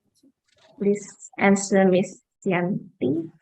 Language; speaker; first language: English; non-native, fluent; Indonesian